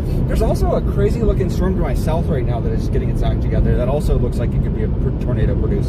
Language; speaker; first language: English; native; English